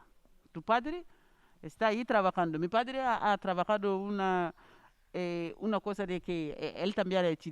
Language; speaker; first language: Spanish; non-native, learner; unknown